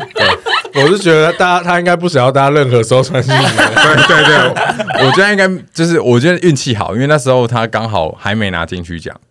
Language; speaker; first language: Chinese; non-native, local second language; Min Nan Chinese